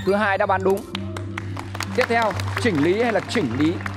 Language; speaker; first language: Vietnamese; native; Vietnamese